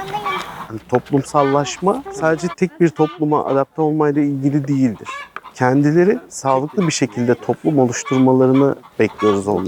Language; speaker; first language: Turkish; native; Turkish